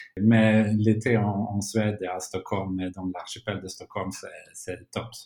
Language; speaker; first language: French; non-native, fluent; Swedish